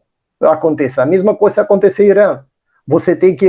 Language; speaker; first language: Portuguese; non-native, fluent; Russian